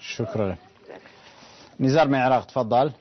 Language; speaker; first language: Arabic; native; Arabic